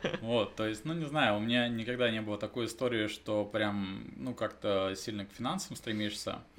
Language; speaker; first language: Russian; native; Russian